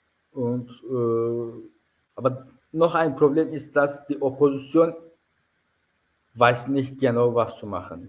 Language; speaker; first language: German; non-native, fluent; Turkish